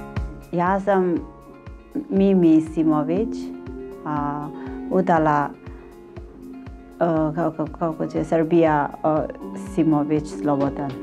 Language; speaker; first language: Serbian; non-native, learner; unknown